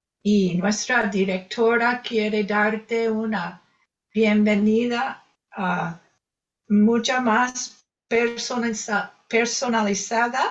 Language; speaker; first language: Spanish; non-native, fluent; English